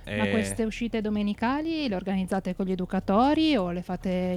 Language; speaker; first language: Italian; native; Italian